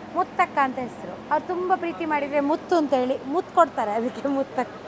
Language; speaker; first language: Kannada; non-native, local second language; Konkani